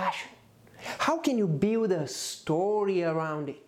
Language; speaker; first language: English; non-native, fluent; Bulgarian